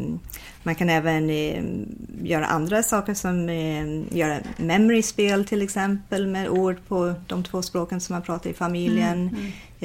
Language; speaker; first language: Swedish; non-native, fluent; English